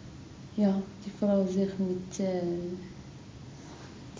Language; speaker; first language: Dutch; non-native, learner; Arabic